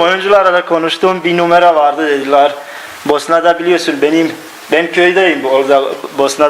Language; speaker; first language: Turkish; non-native, learner; Bosnian